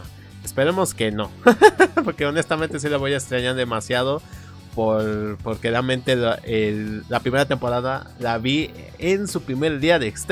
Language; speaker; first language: Spanish; native; Spanish